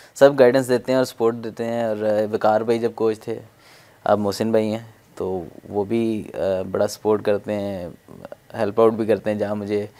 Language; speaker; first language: Urdu; non-native, local second language; Punjabi